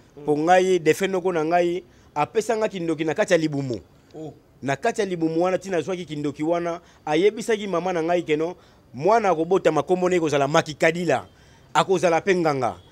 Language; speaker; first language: Lingala; non-native, local second language; Kongo